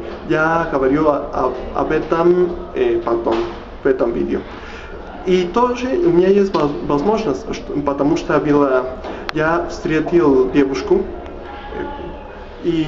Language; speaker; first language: Russian; non-native, learner; Spanish